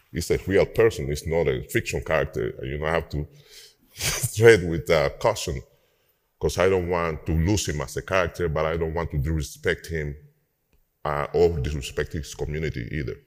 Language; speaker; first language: English; non-native, fluent; Spanish